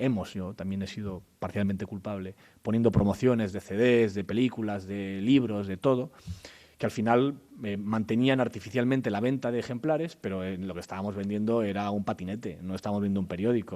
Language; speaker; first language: Spanish; native; Spanish